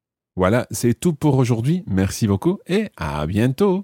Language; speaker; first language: French; non-native, fluent; English